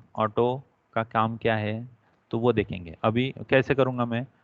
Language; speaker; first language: Hindi; non-native, local second language; Marathi